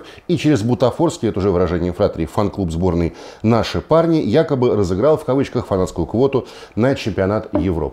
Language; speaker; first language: Russian; native; Russian